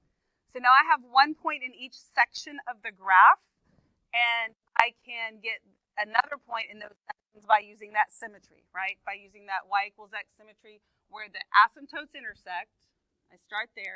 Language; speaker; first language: English; native; English